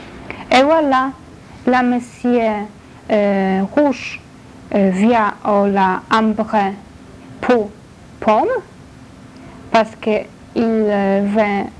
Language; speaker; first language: French; non-native, learner; Polish